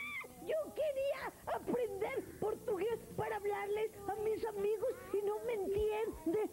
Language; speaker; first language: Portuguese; non-native, learner; Spanish